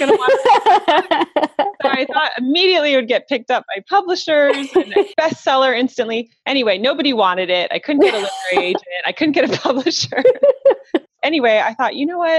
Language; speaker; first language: English; native; English